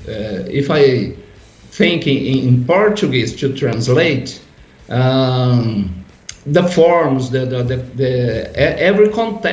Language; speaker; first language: English; non-native, learner; Portuguese